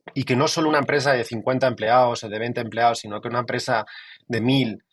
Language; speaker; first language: Spanish; native; Spanish